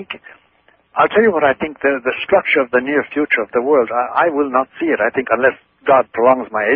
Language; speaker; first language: English; non-native, local second language; Irish